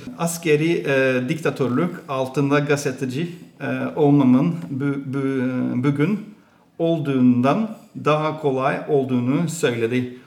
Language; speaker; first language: Turkish; non-native, learner; Norwegian